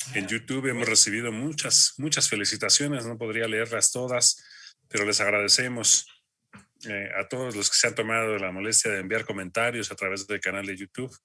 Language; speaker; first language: Spanish; native; Spanish